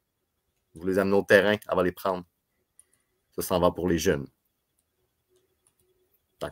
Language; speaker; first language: French; native; French